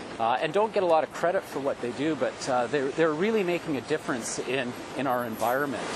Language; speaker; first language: English; native; English